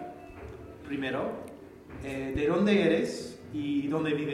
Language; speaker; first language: Spanish; non-native, learner; English